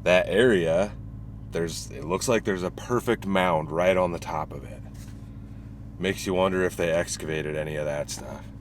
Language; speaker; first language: English; native; English